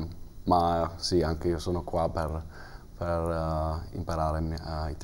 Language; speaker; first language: Italian; non-native, learner; German